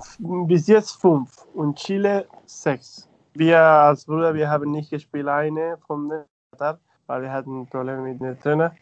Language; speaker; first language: German; non-native, fluent; Spanish